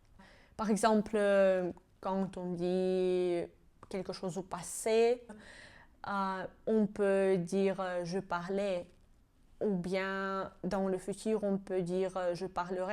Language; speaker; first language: French; non-native, fluent; Georgian